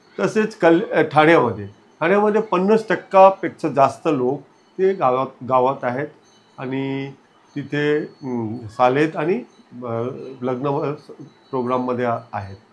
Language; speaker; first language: Marathi; non-native, local second language; Hindi